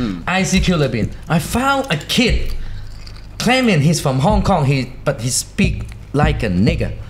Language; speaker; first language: English; non-native, local second language; Cantonese